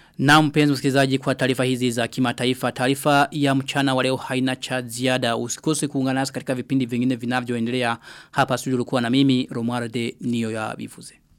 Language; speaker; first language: Swahili; non-native, local second language; Rundi